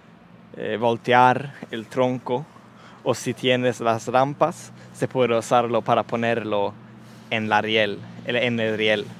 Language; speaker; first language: Spanish; non-native, learner; Swedish